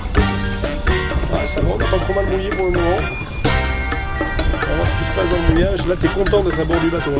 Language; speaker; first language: French; native; French